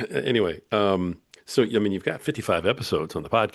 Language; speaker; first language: English; native; English